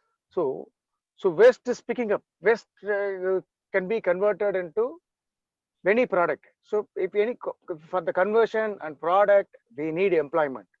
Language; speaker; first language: English; non-native, local second language; Tamil